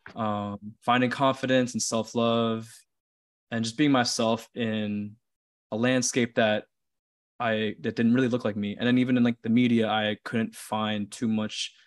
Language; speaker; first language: English; early bilingual, other home language; Filipino